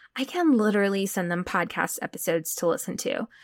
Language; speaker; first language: English; native; English